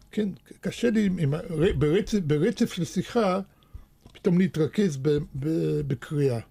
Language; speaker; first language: Hebrew; early bilingual, other home language; Russian